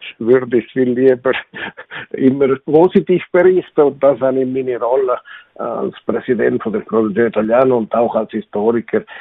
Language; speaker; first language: German; non-native, local second language; Italian